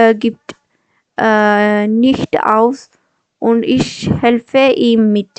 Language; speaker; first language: German; non-native, learner; Malayalam